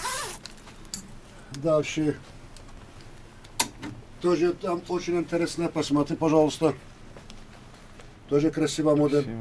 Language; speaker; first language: Russian; non-native, learner; Turkish